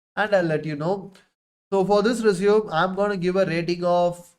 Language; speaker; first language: English; non-native, local second language; Tamil